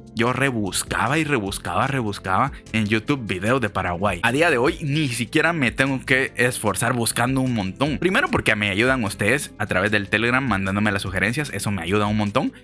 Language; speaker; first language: Spanish; native; Spanish